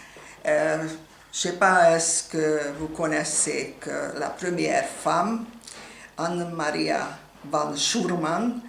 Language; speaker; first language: French; non-native, fluent; Hungarian